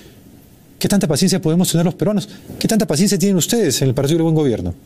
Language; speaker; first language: Spanish; native; Spanish